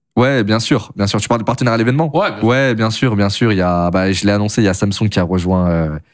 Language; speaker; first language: French; native; French